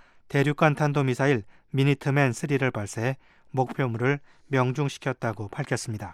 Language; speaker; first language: Korean; native; Korean